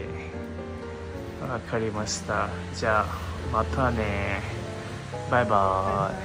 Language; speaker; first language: Japanese; non-native, learner; Nepali